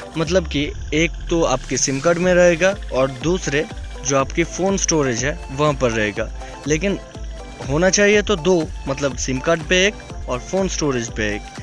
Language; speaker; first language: Hindi; non-native, local second language; Bangla